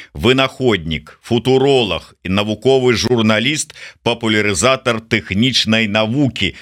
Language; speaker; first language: Belarusian; native; Belarusian